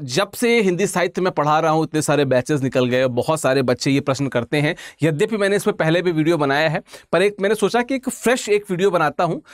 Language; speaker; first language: Hindi; native; Hindi